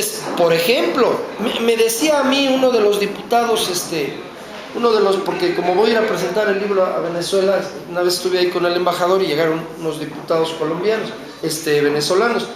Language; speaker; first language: Spanish; native; Spanish